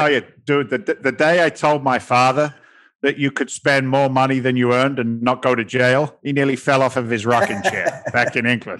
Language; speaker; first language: English; native; English